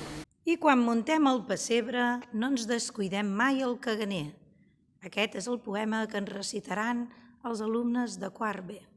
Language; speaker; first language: Catalan; native; Catalan